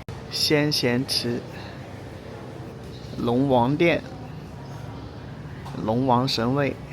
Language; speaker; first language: Chinese; native; Chinese